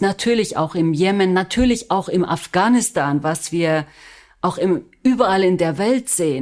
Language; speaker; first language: German; early bilingual, other home language; Spanish